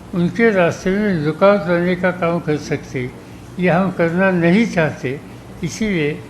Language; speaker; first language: Hindi; non-native, local second language; Marathi